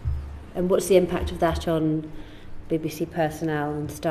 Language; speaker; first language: English; native; English